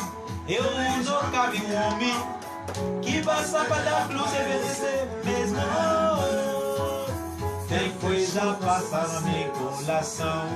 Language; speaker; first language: Portuguese; non-native, learner; Haitian Creole